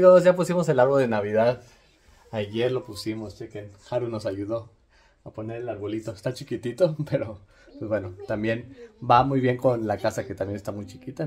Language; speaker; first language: Spanish; native; Spanish